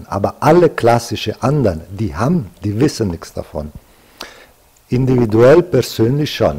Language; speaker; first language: German; non-native, fluent; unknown